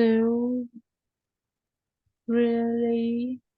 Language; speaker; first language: English; non-native, learner; Vietnamese